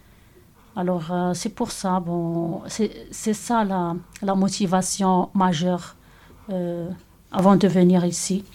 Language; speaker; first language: French; non-native, local second language; Arabic